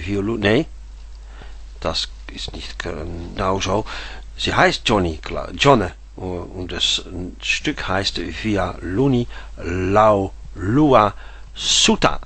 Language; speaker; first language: German; non-native, fluent; Dutch